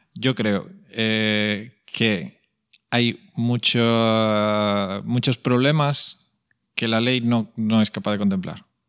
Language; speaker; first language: Spanish; native; Spanish